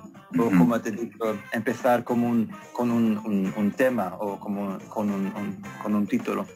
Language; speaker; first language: Spanish; non-native, fluent; Swedish